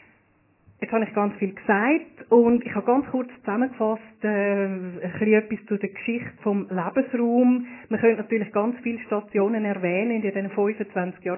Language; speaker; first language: German; native; German